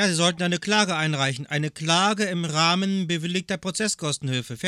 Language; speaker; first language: German; native; German